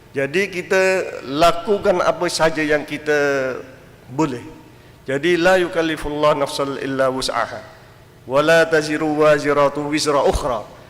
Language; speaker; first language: Malay; non-native, fluent; Western Cham